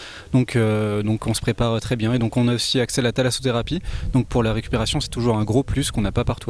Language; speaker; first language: French; native; French